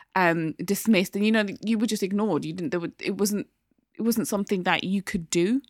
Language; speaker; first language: English; native; English